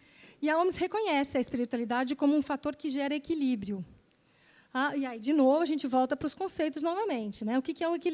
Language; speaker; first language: Portuguese; early bilingual, other home language; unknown